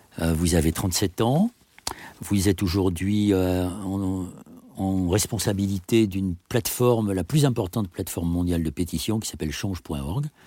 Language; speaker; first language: French; native; French